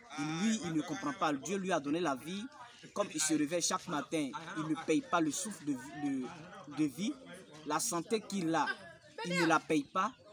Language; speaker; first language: French; native; French